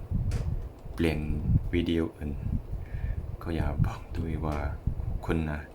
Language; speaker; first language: Thai; non-native, learner; English